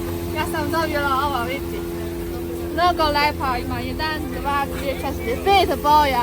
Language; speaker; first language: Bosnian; non-native, learner; Chinese